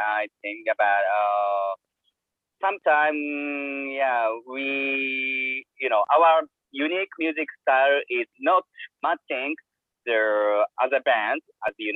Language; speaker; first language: English; non-native, learner; Japanese